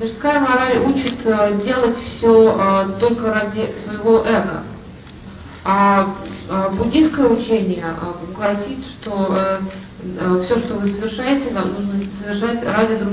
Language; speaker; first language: Russian; native; Russian